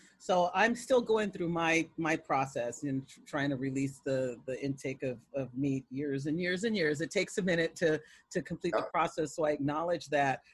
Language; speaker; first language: English; native; English